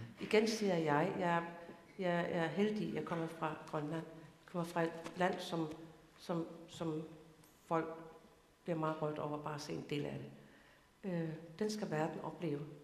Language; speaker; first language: Danish; non-native, local second language; Kalaallisut